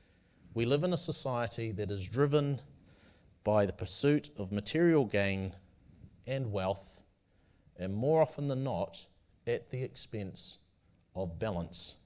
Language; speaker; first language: English; native; English